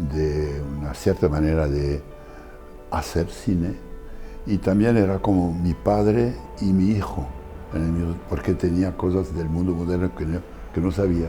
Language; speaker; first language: Spanish; non-native, fluent; French